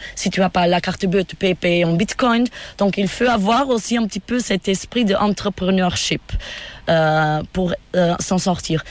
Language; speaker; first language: French; non-native, fluent; Portuguese